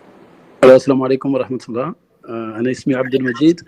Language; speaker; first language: Arabic; non-native, fluent; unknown